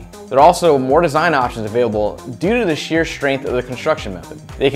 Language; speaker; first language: English; native; English